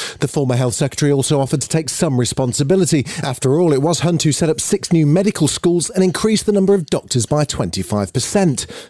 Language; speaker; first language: English; native; English